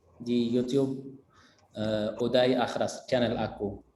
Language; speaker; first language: Indonesian; non-native, fluent; Arabic